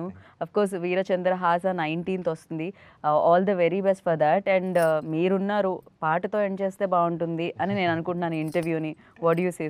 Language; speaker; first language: Telugu; native; Telugu